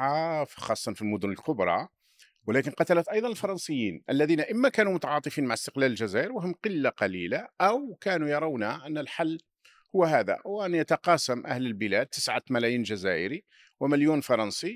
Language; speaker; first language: Arabic; native; Arabic